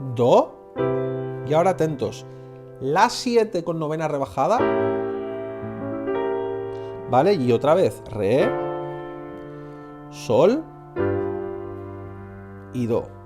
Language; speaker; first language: Spanish; native; Spanish